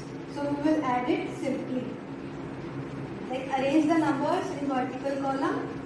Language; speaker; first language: English; non-native, local second language; Hindi